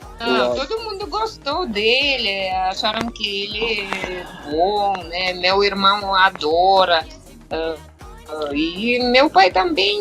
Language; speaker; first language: Portuguese; non-native, fluent; Russian